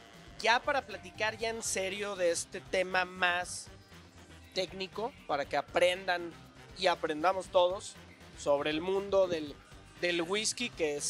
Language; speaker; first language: Spanish; native; Spanish